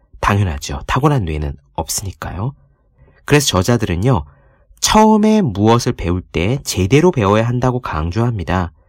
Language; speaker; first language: Korean; native; Korean